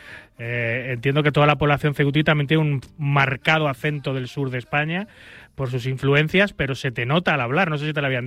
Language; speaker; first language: Spanish; native; Spanish